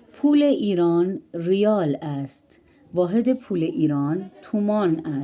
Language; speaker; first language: Persian; non-native, fluent; Urdu